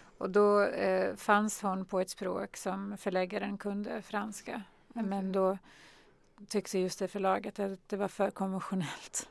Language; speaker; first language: Swedish; early bilingual, other home language; Arabic